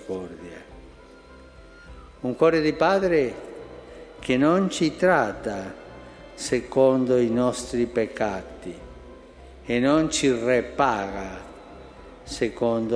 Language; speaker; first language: Italian; early bilingual, heritage; Spanish